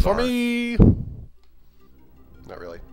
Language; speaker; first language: English; native; English